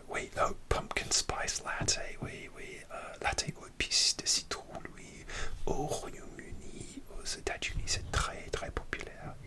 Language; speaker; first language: French; non-native, learner; English